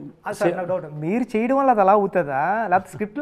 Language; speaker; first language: Telugu; native; Telugu